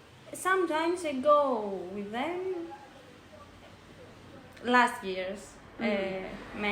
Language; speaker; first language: English; non-native, learner; Greek